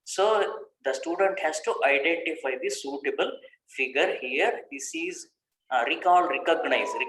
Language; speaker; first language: English; non-native, local second language; Kannada